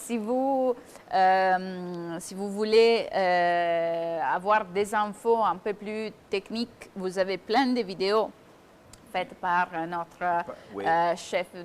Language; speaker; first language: French; non-native, fluent; Italian